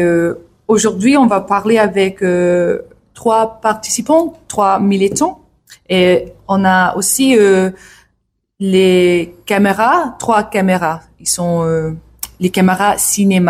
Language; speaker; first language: French; non-native, learner; English